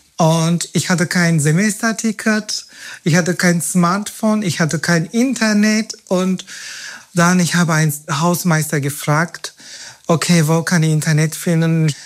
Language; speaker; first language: German; non-native, fluent; Turkish